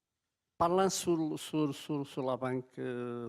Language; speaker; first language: French; non-native, fluent; Portuguese